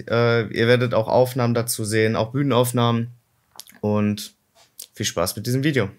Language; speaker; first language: German; native; German